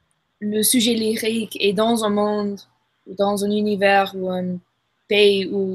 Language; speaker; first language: French; non-native, learner; English